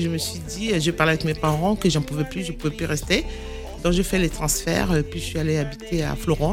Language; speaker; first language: French; non-native, local second language; Lingala